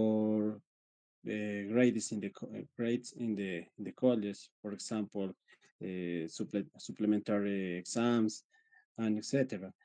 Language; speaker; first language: English; non-native, learner; Spanish